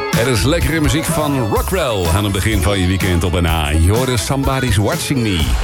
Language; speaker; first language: Dutch; native; Dutch